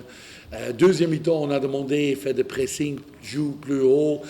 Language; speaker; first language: French; non-native, learner; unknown